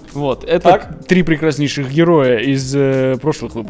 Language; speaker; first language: Russian; native; Russian